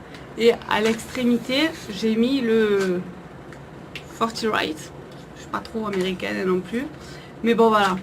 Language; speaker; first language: French; native; French